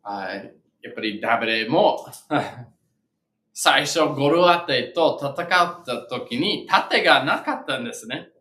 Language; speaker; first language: Japanese; non-native, fluent; English